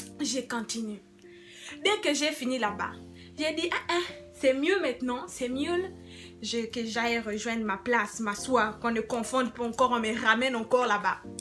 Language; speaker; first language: French; non-native, local second language; Lingala